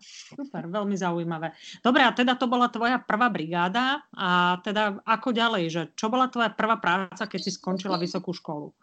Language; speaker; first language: Slovak; native; Slovak